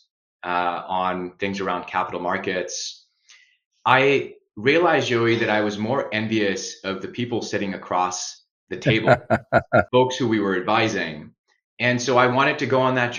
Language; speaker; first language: English; non-native, local second language; Urdu